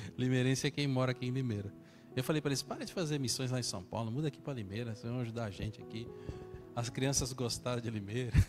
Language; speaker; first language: Portuguese; native; Portuguese